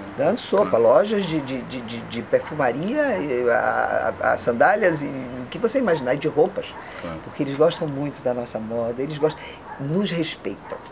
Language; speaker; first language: Portuguese; native; Portuguese